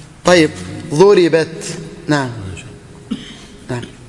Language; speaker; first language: Arabic; native; Arabic